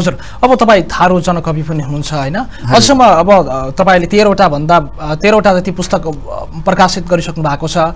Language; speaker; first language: Nepali; native; Nepali